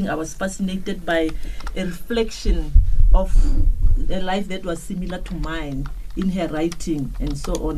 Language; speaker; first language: English; non-native, local second language; Tswana